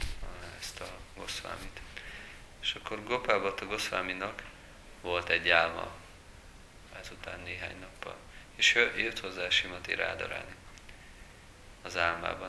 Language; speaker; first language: Hungarian; native; Hungarian